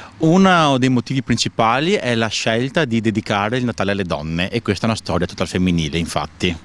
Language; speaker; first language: Italian; native; Italian